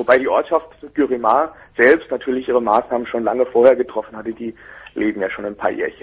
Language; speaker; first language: German; native; German